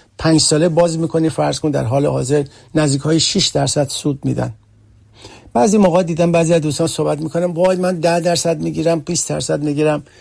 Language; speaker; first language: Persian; early bilingual, heritage; Persian